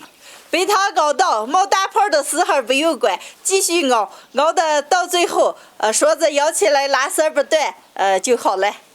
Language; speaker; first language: Chinese; native; Chinese